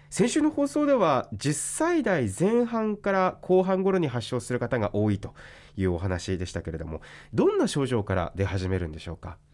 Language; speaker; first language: Japanese; native; Japanese